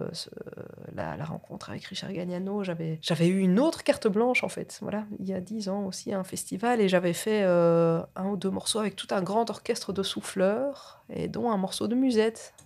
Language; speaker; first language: French; native; French